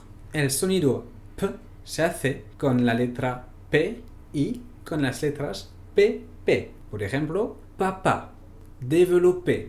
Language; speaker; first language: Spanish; non-native, fluent; French